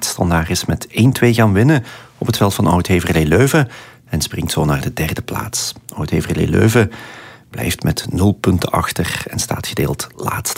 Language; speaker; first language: Dutch; native; Dutch